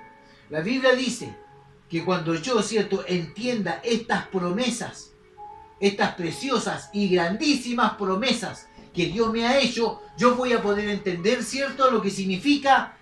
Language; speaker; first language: Spanish; native; Spanish